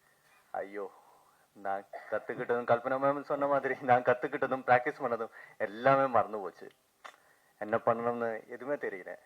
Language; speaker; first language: Tamil; non-native, learner; Malayalam